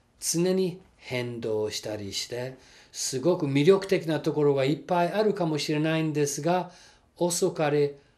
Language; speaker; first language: Japanese; non-native, fluent; English